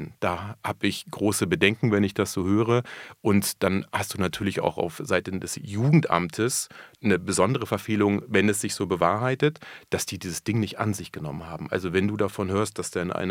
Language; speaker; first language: German; native; German